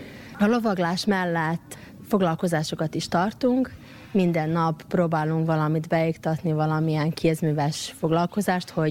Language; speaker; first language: Hungarian; native; Hungarian